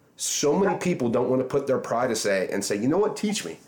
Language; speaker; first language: English; native; English